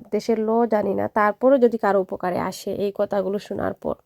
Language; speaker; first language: Bangla; non-native, local second language; Sylheti